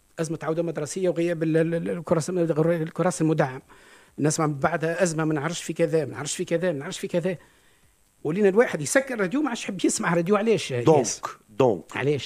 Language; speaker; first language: Arabic; native; Arabic